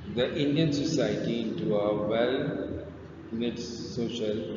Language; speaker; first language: English; non-native, local second language; Urdu